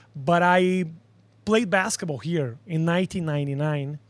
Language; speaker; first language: English; non-native, fluent; Portuguese